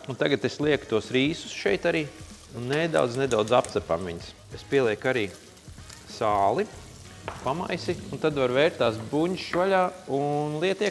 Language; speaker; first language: Latvian; native; Latvian